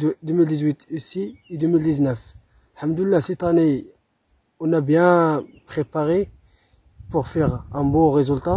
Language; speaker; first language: French; non-native, local second language; Arabic